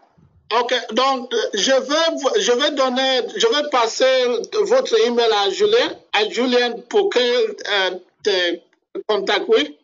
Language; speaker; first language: French; non-native, fluent; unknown